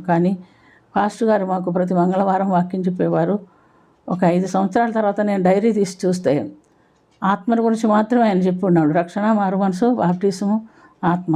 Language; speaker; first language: Telugu; non-native, fluent; Malayalam